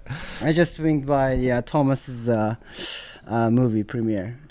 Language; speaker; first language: English; non-native, learner; Japanese